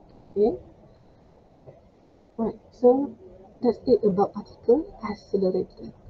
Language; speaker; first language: English; non-native, local second language; Malay